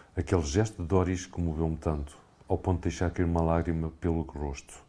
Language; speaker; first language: Portuguese; native; Portuguese